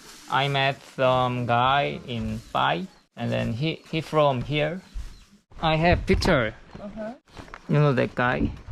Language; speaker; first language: English; non-native, learner; Korean